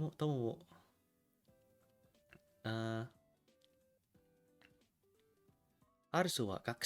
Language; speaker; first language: Japanese; non-native, learner; English